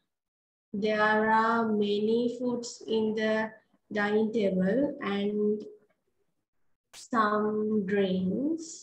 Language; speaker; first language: English; non-native, learner; Sinhala